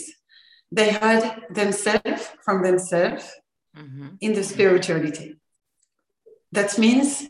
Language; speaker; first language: English; non-native, fluent; French